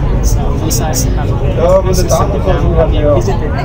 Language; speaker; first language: English; non-native, learner; Vietnamese